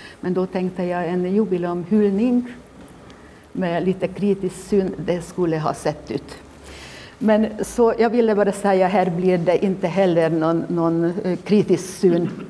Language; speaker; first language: Swedish; non-native, fluent; Hungarian